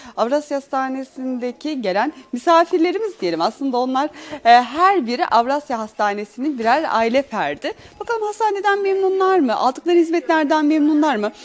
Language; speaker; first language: Turkish; native; Turkish